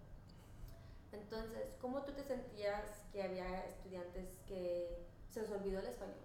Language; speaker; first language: Spanish; early bilingual, heritage; Spanish